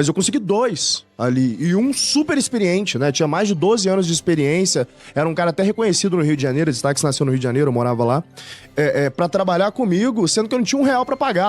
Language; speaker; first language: Portuguese; native; Portuguese